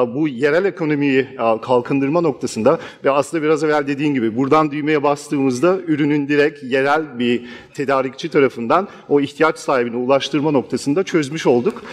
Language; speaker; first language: Turkish; non-native, fluent; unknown